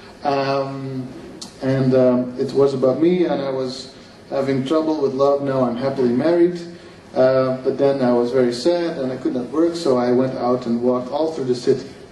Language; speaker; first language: English; non-native, fluent; Western Frisian